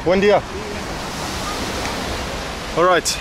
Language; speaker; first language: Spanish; non-native, learner; English